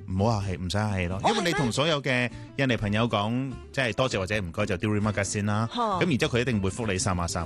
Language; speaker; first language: Cantonese; native; Cantonese